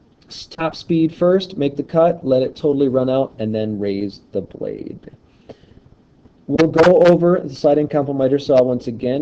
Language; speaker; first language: English; native; English